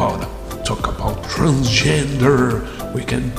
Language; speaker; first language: English; non-native, fluent; Portuguese